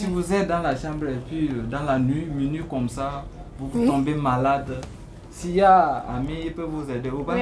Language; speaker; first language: French; non-native, learner; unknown